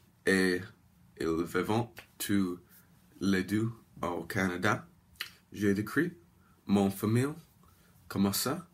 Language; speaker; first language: French; non-native, learner; English